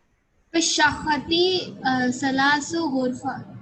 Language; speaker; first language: Arabic; non-native, learner; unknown